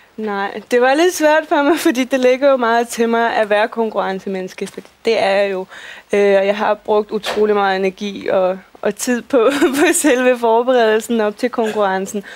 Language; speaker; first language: Danish; early bilingual, other home language; Russian